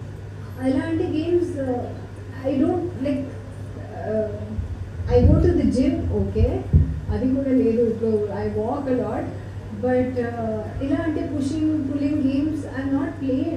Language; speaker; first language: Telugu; non-native, learner; Hindi